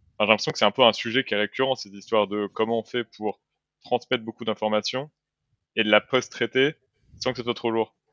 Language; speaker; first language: French; native; French